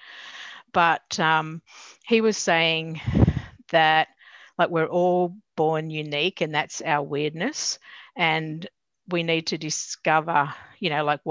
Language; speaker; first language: English; native; English